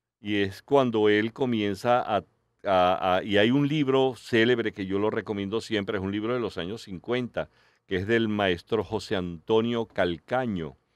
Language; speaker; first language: Spanish; native; Spanish